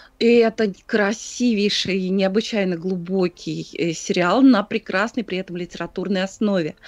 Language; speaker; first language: Russian; native; Russian